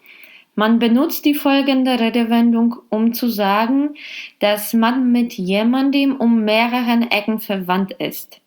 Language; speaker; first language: German; non-native, learner; Polish